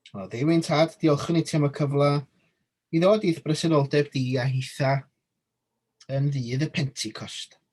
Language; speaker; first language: Welsh; native; Welsh